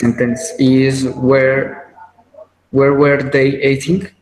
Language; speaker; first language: English; non-native, learner; Spanish